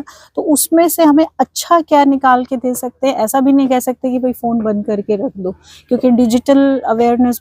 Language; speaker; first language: Hindi; native; Hindi